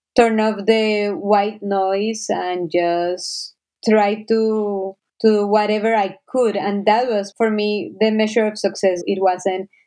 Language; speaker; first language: English; non-native, fluent; Spanish